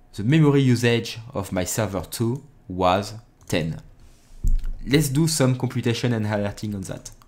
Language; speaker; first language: English; non-native, fluent; French